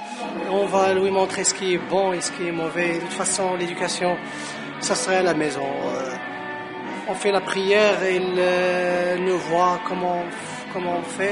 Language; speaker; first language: French; non-native, local second language; Arabic